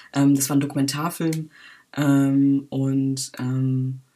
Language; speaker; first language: German; native; German